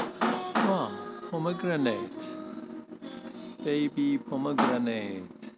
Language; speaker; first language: English; non-native, learner; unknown